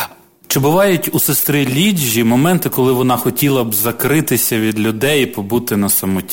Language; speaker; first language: Ukrainian; native; Ukrainian